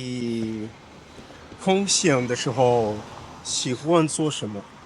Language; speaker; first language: Chinese; non-native, learner; Portuguese